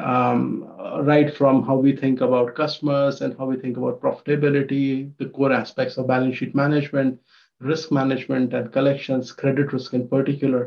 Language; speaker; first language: English; non-native, local second language; Hindi